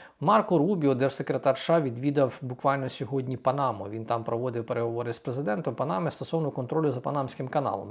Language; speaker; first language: Ukrainian; native; Ukrainian